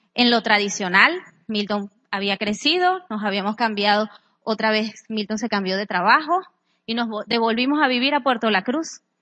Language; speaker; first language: Spanish; native; Spanish